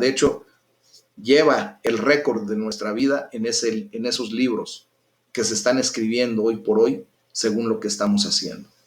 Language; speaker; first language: Spanish; native; Spanish